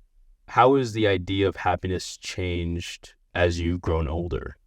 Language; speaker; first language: English; native; English